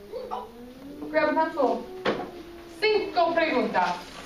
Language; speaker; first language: Spanish; non-native, fluent; English